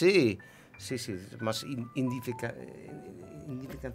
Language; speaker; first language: Spanish; non-native, learner; Dutch